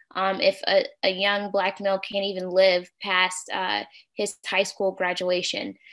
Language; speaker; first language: English; native; English